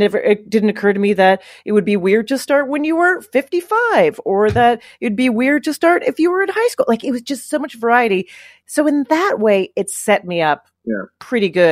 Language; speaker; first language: English; native; English